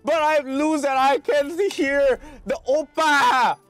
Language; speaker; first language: English; non-native, learner; Korean